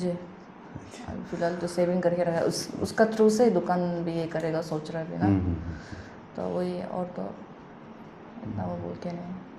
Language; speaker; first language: Hindi; non-native, local second language; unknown